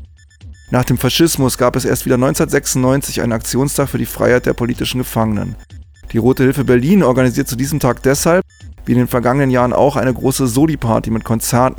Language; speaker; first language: German; native; German